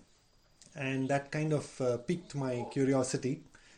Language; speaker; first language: English; non-native, local second language; Tamil